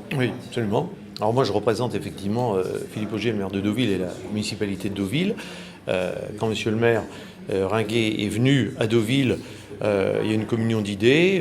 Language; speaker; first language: French; native; French